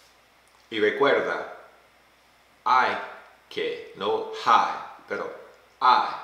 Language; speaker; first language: Spanish; non-native, fluent; English